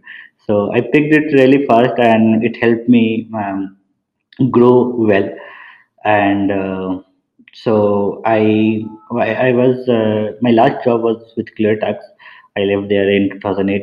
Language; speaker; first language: English; non-native, local second language; Hindi